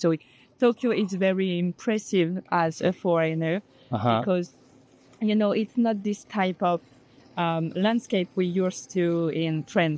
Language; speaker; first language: English; non-native, learner; French